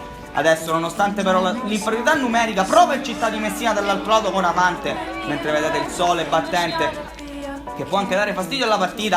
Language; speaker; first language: Italian; native; Italian